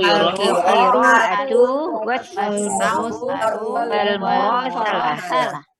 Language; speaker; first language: Arabic; non-native, learner; Indonesian